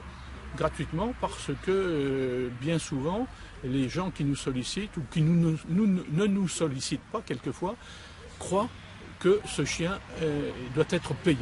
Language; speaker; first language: French; native; French